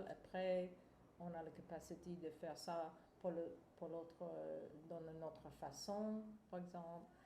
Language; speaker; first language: French; non-native, fluent; English